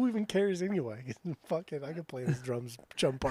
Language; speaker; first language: English; native; English